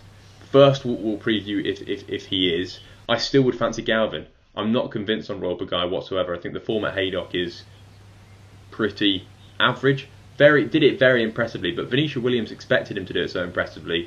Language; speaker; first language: English; native; English